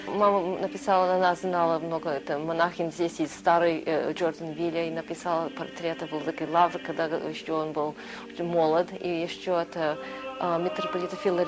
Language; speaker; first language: Russian; early bilingual, heritage; Russian